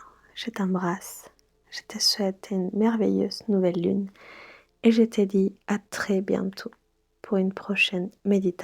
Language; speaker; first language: French; non-native, fluent; Spanish